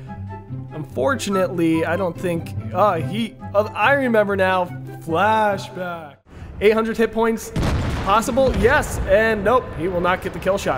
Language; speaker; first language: English; native; English